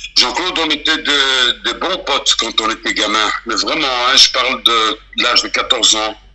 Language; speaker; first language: French; early bilingual, other home language; Arabic